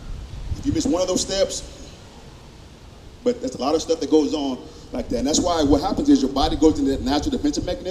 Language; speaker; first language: English; native; English